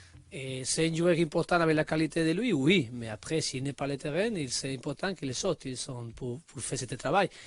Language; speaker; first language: French; non-native, learner; Spanish